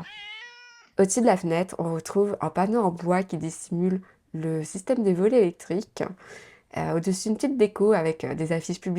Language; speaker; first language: French; native; French